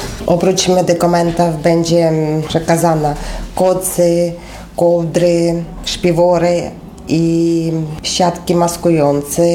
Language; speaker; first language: Polish; non-native, learner; Ukrainian